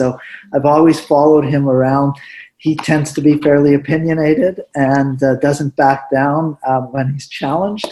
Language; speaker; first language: English; early bilingual, other home language; Spanish